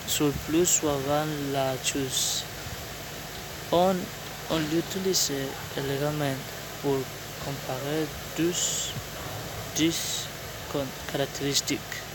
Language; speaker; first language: French; non-native, learner; Spanish